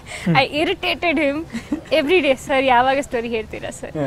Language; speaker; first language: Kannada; non-native, learner; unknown